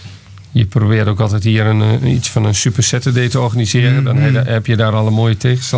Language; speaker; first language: Dutch; native; Dutch